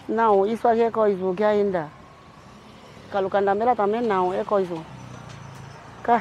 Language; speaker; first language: Portuguese; non-native, local second language; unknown